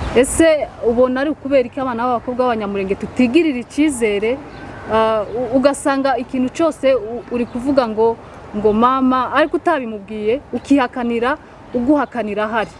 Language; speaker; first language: Kinyarwanda; native; Kinyarwanda